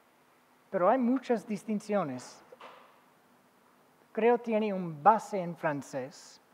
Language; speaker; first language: Spanish; non-native, fluent; English